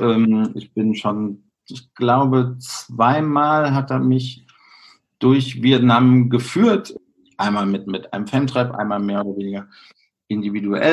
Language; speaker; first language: German; native; German